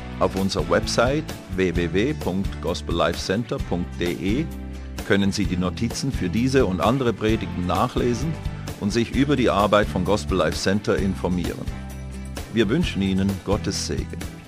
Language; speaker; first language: German; native; German